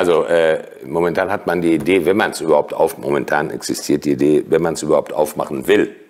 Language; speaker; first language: German; native; German